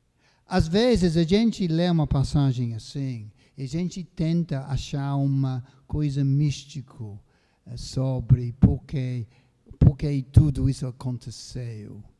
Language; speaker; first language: Portuguese; non-native, fluent; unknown